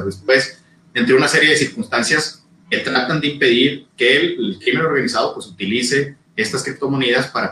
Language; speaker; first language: Spanish; native; Spanish